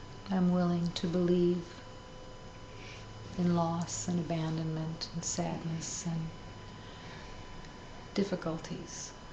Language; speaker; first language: English; native; English